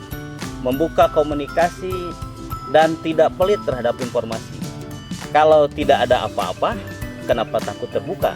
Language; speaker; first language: Indonesian; non-native, local second language; Sundanese